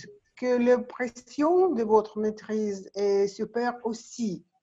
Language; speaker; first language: French; non-native, learner; Russian